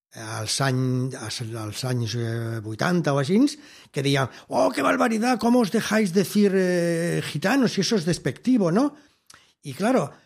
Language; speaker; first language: Catalan; non-native, local second language; Spanish